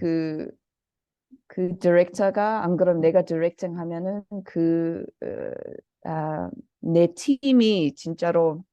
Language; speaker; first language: Korean; early bilingual, heritage; Korean